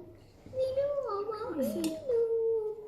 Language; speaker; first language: Estonian; early bilingual, heritage; Estonian